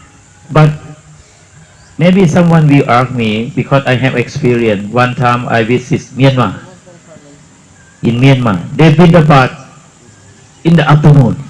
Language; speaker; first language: English; non-native, learner; Thai